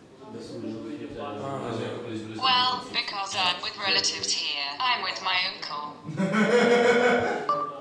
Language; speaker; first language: English; non-native, learner; Russian